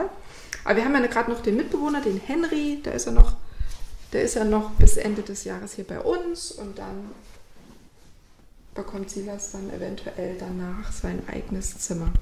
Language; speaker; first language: German; native; German